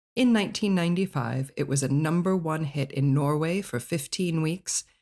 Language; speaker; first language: English; native; English